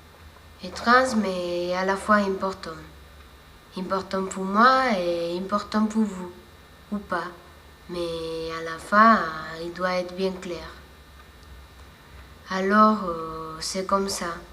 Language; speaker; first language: French; non-native, fluent; Spanish